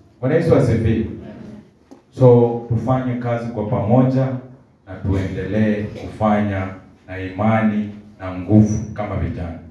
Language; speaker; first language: Swahili; native; Swahili